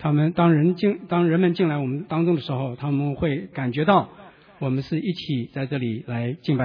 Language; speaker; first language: Chinese; native; Chinese